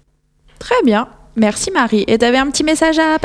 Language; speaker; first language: French; native; French